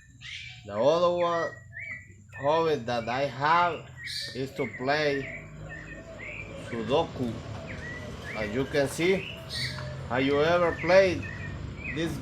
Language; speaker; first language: English; non-native, learner; Spanish